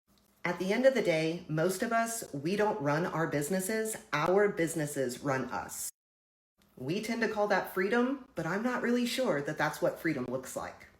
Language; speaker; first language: English; native; English